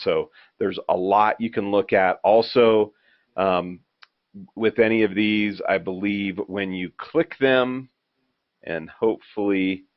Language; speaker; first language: English; native; English